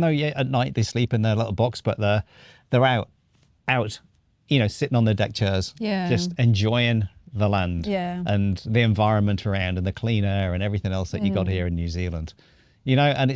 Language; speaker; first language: English; native; English